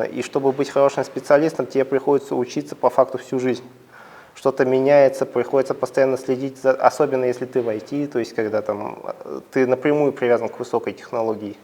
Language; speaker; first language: Russian; native; Russian